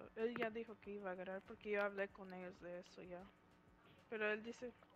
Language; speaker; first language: Spanish; early bilingual, heritage; Spanish